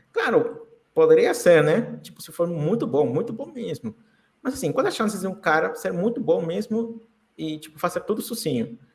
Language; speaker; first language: Portuguese; non-native, fluent; Spanish